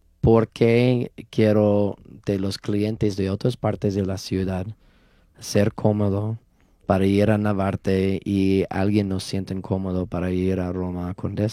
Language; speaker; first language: Spanish; non-native, learner; English